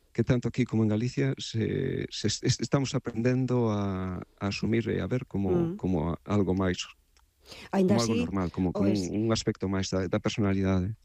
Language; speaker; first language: Galician; native; Galician